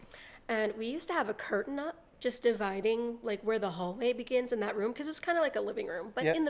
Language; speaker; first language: English; native; English